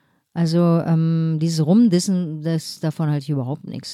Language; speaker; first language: German; native; German